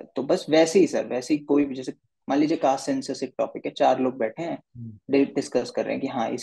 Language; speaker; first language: Hindi; native; Hindi